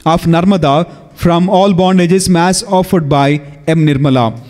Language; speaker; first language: English; non-native, local second language; Telugu